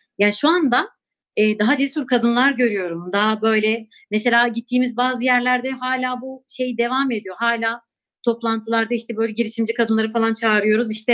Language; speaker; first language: Turkish; non-native, local second language; Kurdish